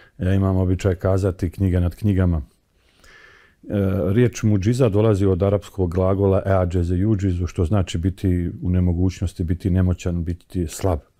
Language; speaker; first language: Bosnian; native; Bosnian